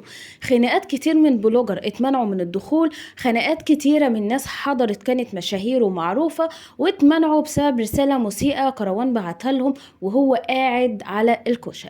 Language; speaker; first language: Arabic; native; Arabic